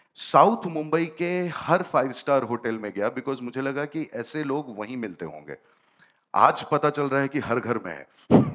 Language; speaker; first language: Hindi; native; Hindi